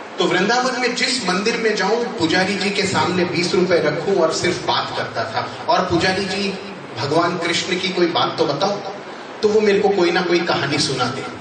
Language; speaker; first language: Hindi; native; Hindi